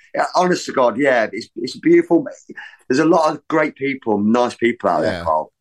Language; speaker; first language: English; native; English